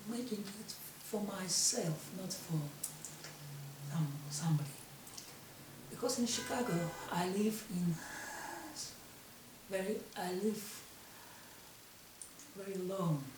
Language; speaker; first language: English; non-native, learner; Russian